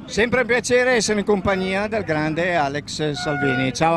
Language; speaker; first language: Italian; native; Italian